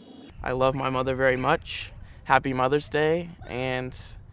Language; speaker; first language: English; native; English